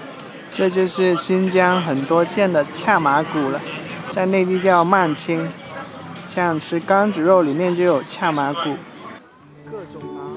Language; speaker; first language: Chinese; native; Chinese